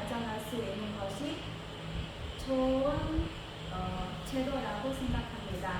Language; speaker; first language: Korean; non-native, fluent; Khmer